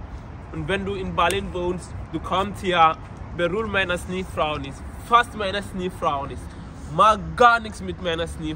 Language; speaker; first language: German; non-native, learner; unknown